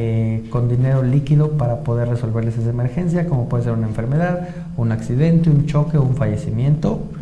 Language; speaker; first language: Spanish; native; Spanish